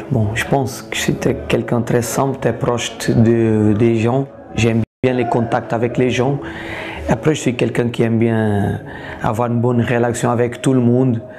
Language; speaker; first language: French; non-native, fluent; Portuguese